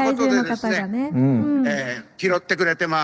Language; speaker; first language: Japanese; native; Japanese